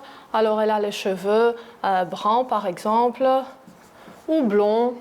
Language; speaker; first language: French; non-native, fluent; Greek